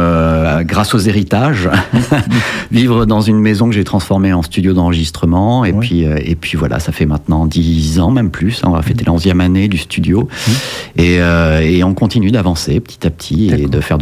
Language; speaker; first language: French; native; French